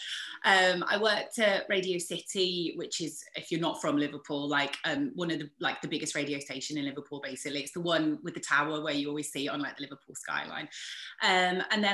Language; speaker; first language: English; native; English